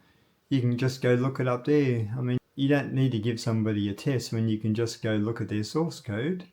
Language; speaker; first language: English; native; English